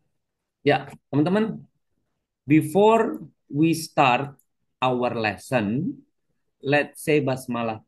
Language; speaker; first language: English; non-native, learner; Indonesian